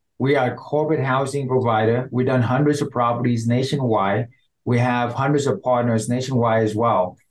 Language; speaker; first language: English; non-native, fluent; Vietnamese